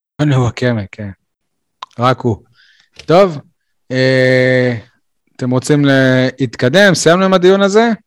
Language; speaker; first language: Hebrew; early bilingual, other home language; Russian